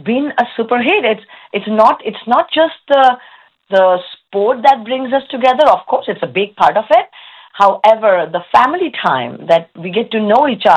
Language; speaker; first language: English; non-native, local second language; Bangla